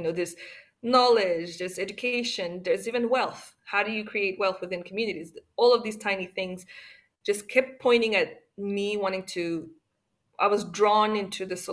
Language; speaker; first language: English; non-native, local second language; Kinyarwanda